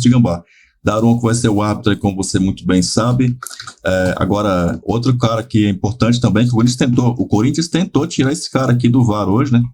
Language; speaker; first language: Portuguese; native; Portuguese